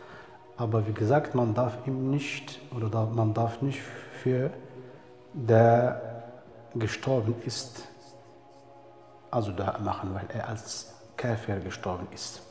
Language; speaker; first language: German; non-native, fluent; Arabic